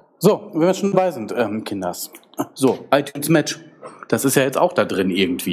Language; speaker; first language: German; native; German